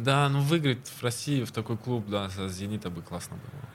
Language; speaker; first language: Russian; early bilingual, heritage; Russian